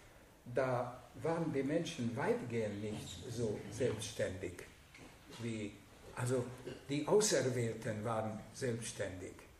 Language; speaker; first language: German; non-native, fluent; Hungarian